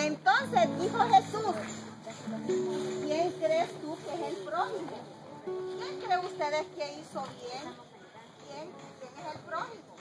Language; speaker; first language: Spanish; native; Spanish